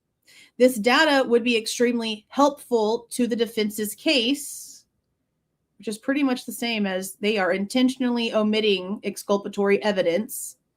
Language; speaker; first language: English; native; English